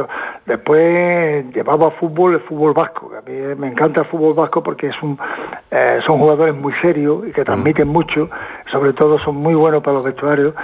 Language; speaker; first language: Spanish; native; Spanish